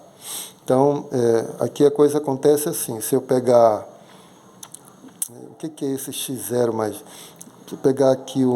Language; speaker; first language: Portuguese; native; Portuguese